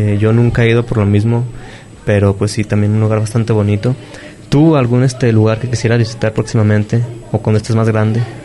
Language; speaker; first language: Spanish; native; Spanish